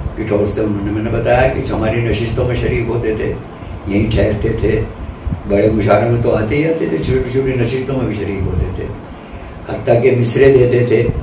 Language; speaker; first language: Urdu; native; Urdu